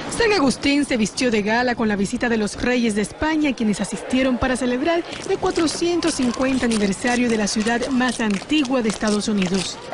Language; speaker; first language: Spanish; native; Spanish